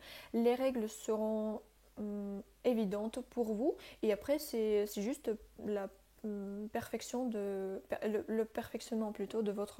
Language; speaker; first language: French; non-native, fluent; Russian